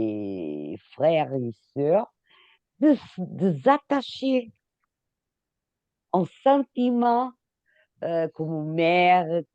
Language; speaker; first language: French; non-native, fluent; Portuguese